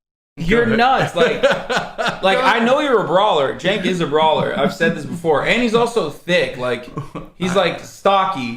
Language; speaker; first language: English; native; English